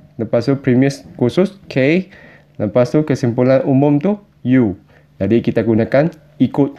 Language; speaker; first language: Malay; non-native, local second language; Chinese